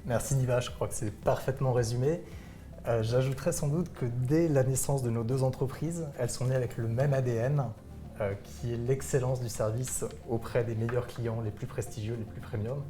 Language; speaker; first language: French; native; French